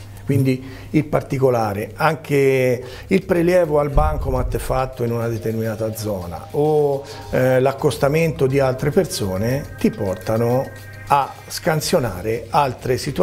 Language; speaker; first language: Italian; native; Italian